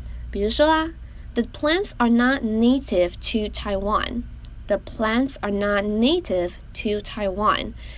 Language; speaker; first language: English; non-native, fluent; Chinese